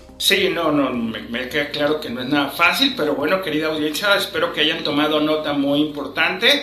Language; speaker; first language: Spanish; native; Spanish